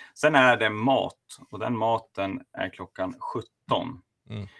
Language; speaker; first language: Swedish; native; Swedish